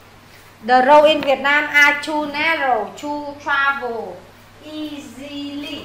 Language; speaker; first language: English; non-native, learner; Vietnamese